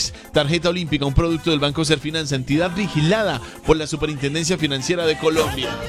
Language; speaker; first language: Spanish; native; Spanish